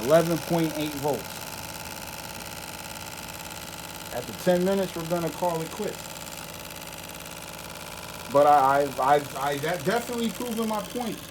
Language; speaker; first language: English; native; English